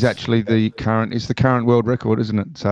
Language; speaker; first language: English; native; English